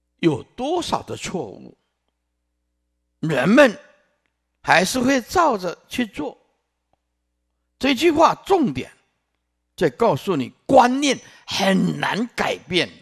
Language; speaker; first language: Chinese; non-native, local second language; Min Nan Chinese